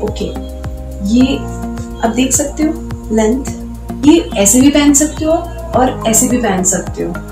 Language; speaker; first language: Hindi; non-native, local second language; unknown